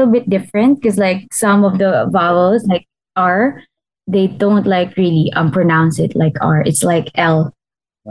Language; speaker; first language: English; non-native, local second language; Filipino